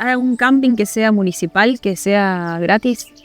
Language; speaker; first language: Spanish; native; Spanish